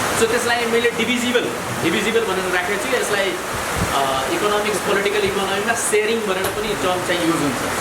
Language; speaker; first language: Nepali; non-native, local second language; Maithili